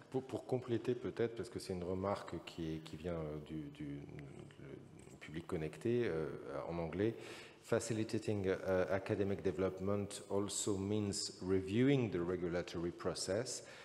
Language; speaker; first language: French; native; French